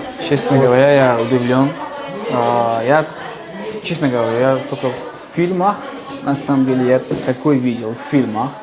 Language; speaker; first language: Russian; non-native, local second language; Tajik